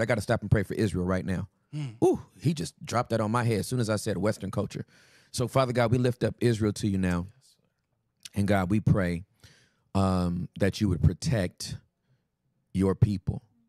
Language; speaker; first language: English; native; English